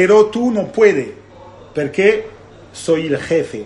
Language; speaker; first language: Italian; non-native, fluent; French